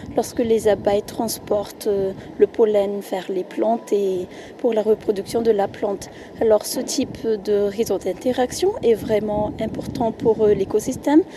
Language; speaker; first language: French; non-native, local second language; Malagasy